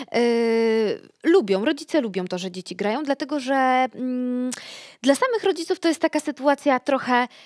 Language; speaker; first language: Polish; native; Polish